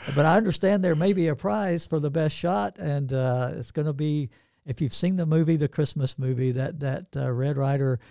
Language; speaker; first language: English; native; English